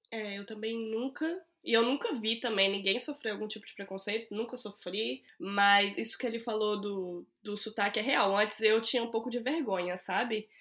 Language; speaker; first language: Portuguese; native; Portuguese